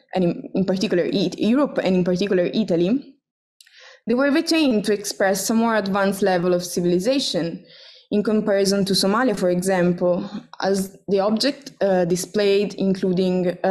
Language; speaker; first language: English; non-native, fluent; Italian